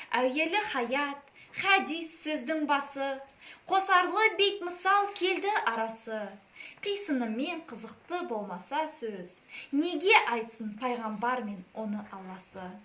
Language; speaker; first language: Kazakh; non-native, local second language; Russian